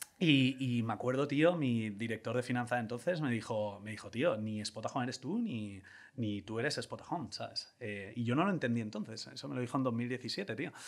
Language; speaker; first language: Spanish; native; Spanish